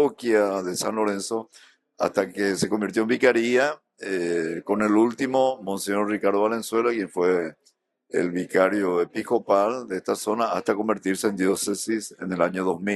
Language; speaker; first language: Spanish; native; Spanish